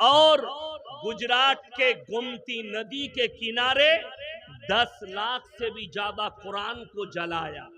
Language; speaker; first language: Hindi; non-native, local second language; Bangla